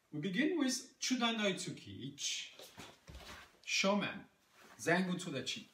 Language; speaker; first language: English; non-native, learner; French